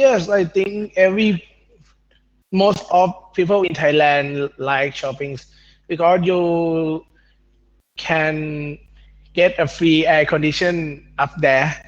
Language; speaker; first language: English; non-native, learner; Thai